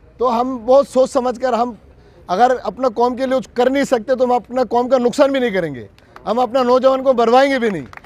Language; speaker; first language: Urdu; non-native, local second language; Bangla